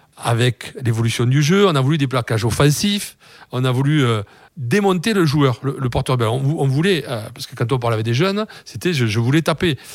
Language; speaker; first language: French; native; French